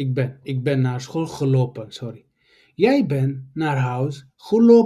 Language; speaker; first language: Dutch; non-native, learner; Tigrinya